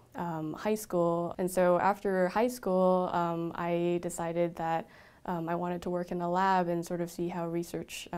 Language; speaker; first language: English; native; English